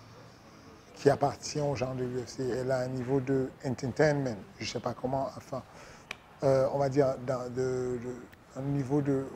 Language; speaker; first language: French; native; French